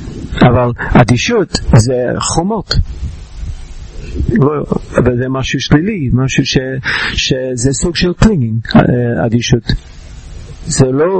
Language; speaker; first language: Hebrew; non-native, fluent; English